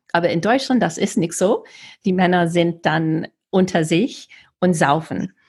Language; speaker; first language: German; non-native, fluent; English